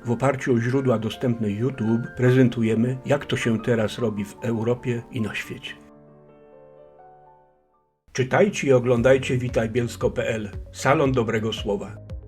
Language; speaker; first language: Polish; native; Polish